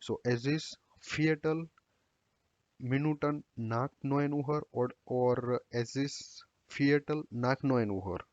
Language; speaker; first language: German; non-native, learner; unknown